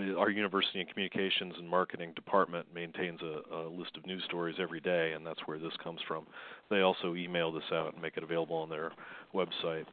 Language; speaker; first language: English; native; English